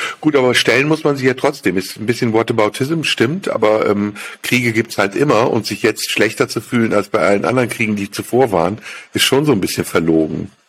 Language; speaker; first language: German; native; German